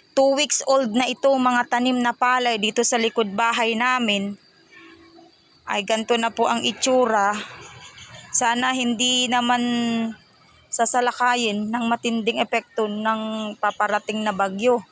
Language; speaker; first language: Filipino; non-native, local second language; Iloko